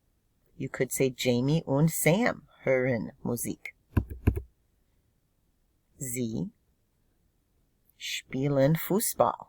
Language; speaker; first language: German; non-native, fluent; English